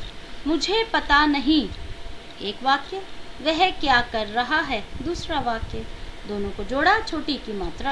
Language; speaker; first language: Hindi; native; Hindi